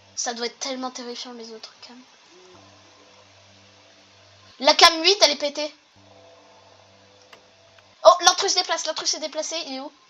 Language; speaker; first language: French; native; French